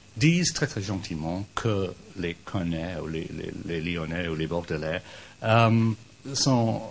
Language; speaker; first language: French; non-native, fluent; English